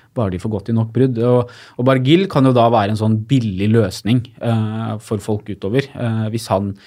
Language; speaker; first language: Norwegian; native; Norwegian